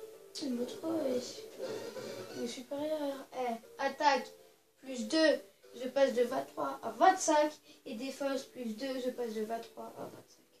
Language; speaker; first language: French; native; French